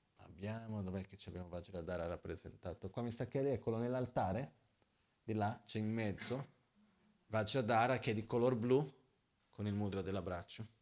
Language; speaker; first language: Italian; non-native, fluent; Portuguese